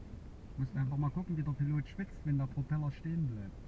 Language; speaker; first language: German; native; German